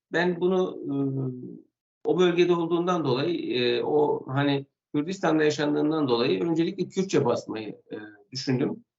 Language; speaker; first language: Turkish; non-native, local second language; Kurdish